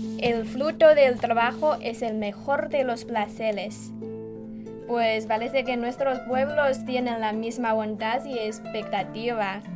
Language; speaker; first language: Spanish; non-native, fluent; Chinese